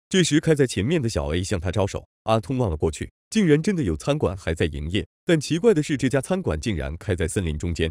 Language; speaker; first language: Chinese; native; Chinese